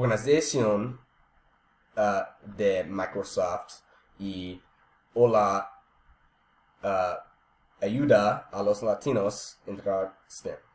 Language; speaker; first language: Spanish; non-native, learner; English